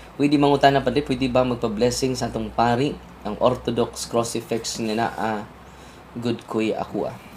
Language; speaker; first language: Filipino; non-native, local second language; Cebuano